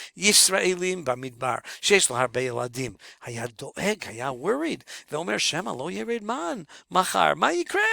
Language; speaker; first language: Hebrew; non-native, fluent; English